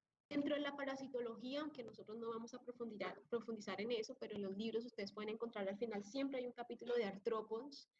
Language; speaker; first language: Spanish; native; Spanish